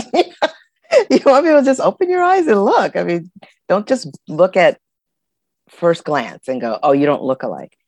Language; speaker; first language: English; early bilingual, other home language; Spanish